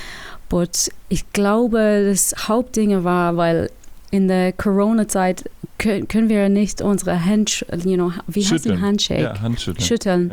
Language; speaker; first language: German; non-native, learner; English